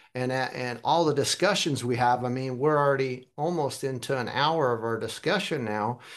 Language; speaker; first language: English; early bilingual, other home language; German